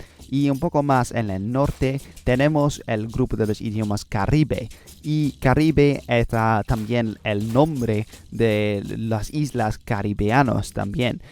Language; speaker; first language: Spanish; non-native, learner; English